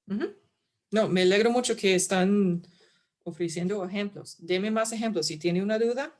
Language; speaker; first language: Spanish; non-native, fluent; English